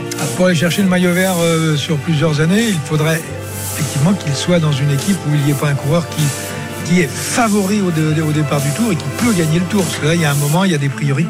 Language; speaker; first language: French; native; French